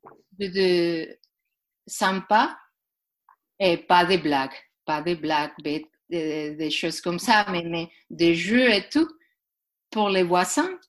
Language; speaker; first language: French; non-native, learner; Spanish